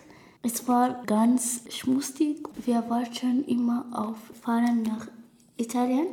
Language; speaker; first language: German; non-native, learner; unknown